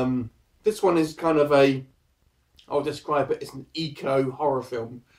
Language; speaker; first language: English; native; English